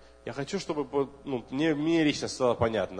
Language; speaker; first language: Russian; native; Russian